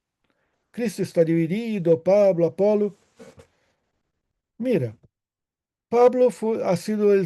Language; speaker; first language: Spanish; non-native, fluent; Portuguese